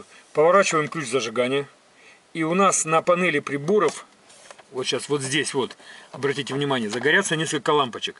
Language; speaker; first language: Russian; native; Russian